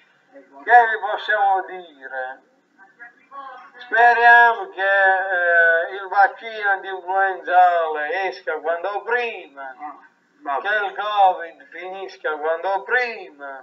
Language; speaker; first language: Italian; native; Italian